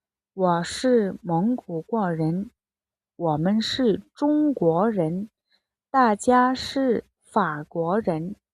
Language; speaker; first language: Chinese; non-native, fluent; Mongolian